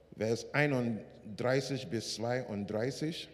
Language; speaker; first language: German; non-native, learner; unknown